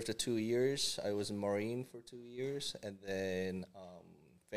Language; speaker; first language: English; non-native, fluent; Korean